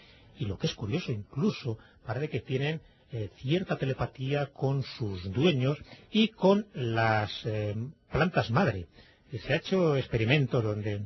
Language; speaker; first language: Spanish; native; Spanish